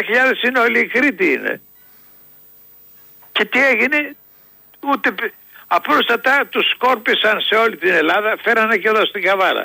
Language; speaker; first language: Greek; native; Greek